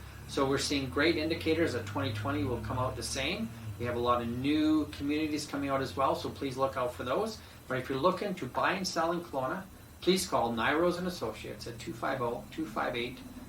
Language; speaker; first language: English; native; English